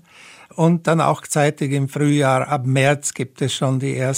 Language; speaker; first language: German; native; German